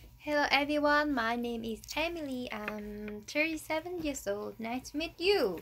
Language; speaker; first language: English; non-native, learner; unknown